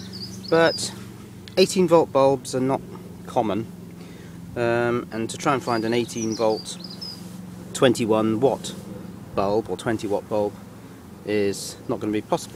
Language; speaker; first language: English; native; English